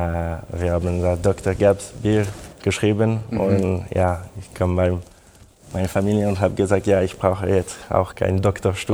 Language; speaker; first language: German; non-native, local second language; French